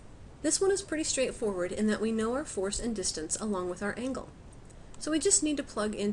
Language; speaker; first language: English; native; English